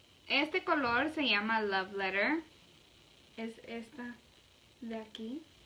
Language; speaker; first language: Spanish; early bilingual, heritage; Spanish